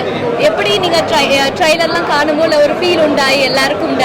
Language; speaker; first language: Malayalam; non-native, learner; Tamil